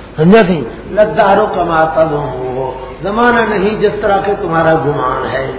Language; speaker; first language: Urdu; non-native, local second language; Punjabi